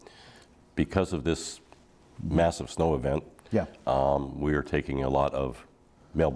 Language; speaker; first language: English; native; English